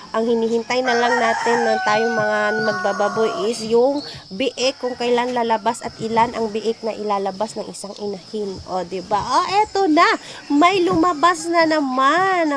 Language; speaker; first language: Filipino; non-native, local second language; Cebuano